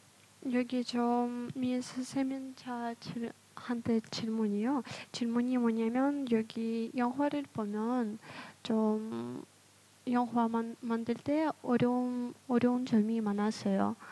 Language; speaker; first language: Korean; non-native, fluent; Russian